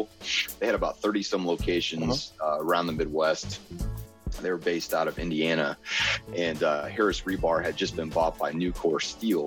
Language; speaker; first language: English; native; English